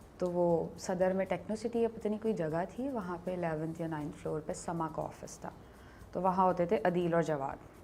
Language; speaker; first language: Urdu; native; Urdu